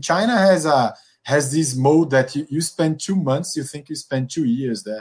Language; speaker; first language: English; non-native, fluent; Portuguese